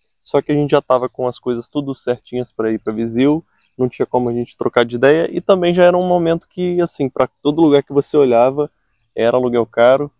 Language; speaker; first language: Portuguese; native; Portuguese